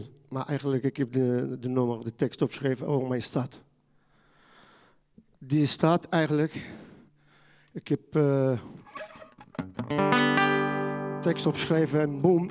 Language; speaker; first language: Dutch; non-native, learner; Riffian